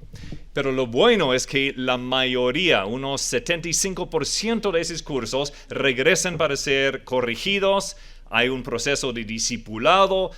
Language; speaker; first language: Spanish; non-native, fluent; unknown